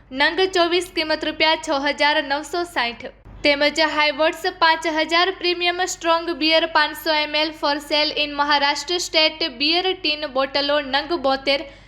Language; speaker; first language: Gujarati; native; Gujarati